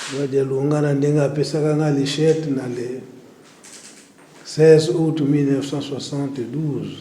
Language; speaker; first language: Lingala; non-native, local second language; Kongo